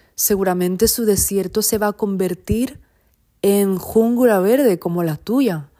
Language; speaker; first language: Spanish; non-native, fluent; Japanese